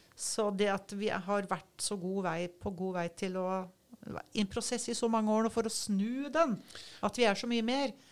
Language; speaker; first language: Norwegian; native; Norwegian